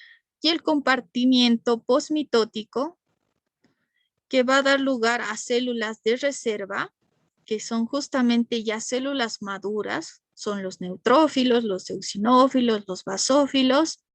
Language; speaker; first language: Spanish; native; Spanish